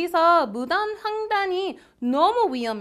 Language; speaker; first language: Korean; non-native, fluent; English